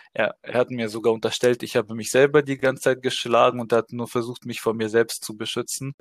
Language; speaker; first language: German; early bilingual, other home language; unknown